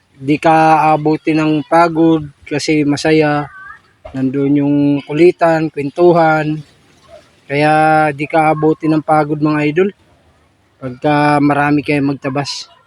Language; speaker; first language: Filipino; non-native, local second language; Cebuano